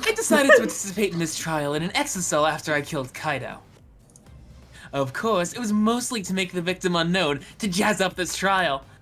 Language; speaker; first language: English; native; English